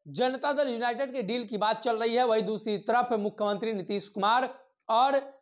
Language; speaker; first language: Hindi; native; Hindi